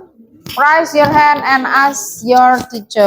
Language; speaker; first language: English; non-native, fluent; Indonesian